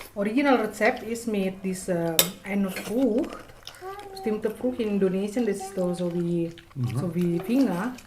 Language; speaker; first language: German; non-native, learner; Indonesian